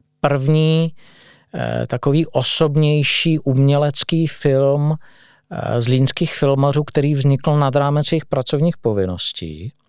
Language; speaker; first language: Czech; native; Czech